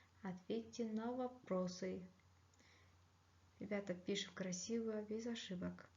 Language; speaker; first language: Russian; non-native, fluent; Kyrgyz